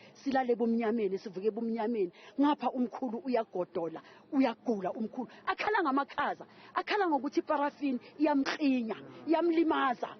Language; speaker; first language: Zulu; native; Zulu